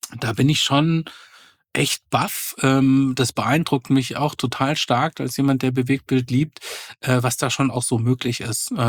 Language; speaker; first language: German; native; German